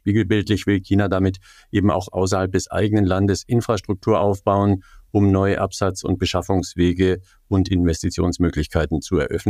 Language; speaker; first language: German; native; German